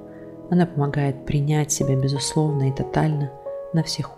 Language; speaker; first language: Russian; native; Russian